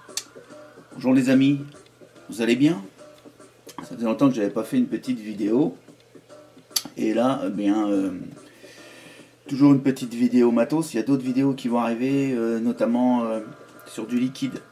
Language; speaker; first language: French; native; French